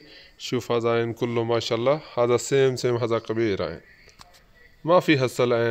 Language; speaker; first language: Arabic; non-native, learner; Urdu